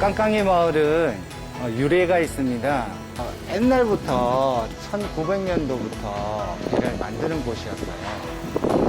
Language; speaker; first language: Korean; native; Korean